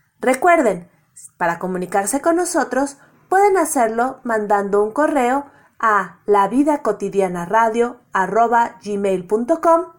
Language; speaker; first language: Spanish; native; Spanish